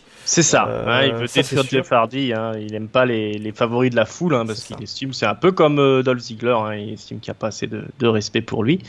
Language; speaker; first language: French; native; French